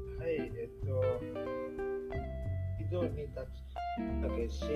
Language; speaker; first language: Japanese; non-native, learner; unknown